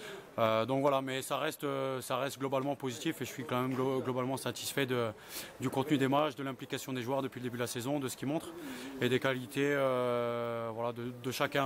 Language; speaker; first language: French; native; French